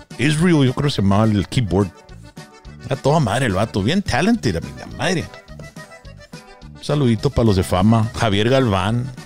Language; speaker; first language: Spanish; early bilingual, other home language; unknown